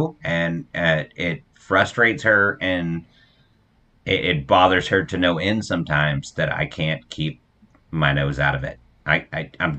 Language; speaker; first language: English; native; English